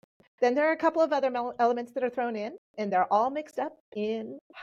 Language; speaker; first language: English; early bilingual, other home language; Polish